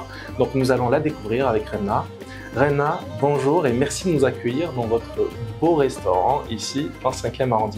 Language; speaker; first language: French; native; French